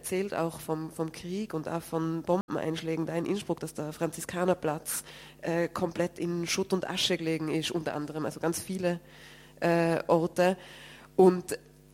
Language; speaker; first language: German; native; German